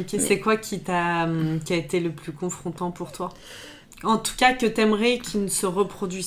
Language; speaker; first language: French; native; French